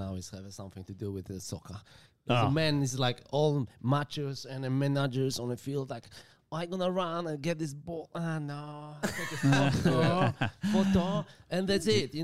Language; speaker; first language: English; non-native, learner; Polish